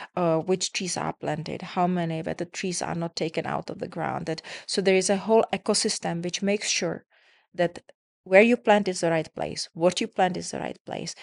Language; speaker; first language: English; non-native, fluent; Czech